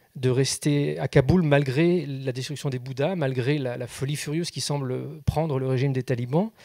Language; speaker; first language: French; native; French